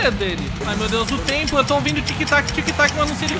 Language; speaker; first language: Portuguese; native; Portuguese